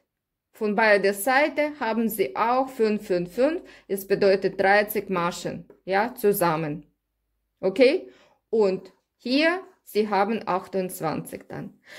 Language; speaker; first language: German; non-native, learner; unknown